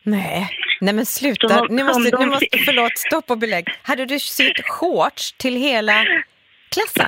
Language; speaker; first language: Swedish; native; Swedish